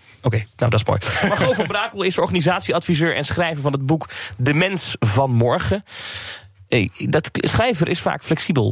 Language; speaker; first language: Dutch; native; Dutch